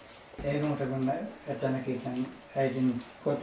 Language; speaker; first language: Finnish; early bilingual, heritage; English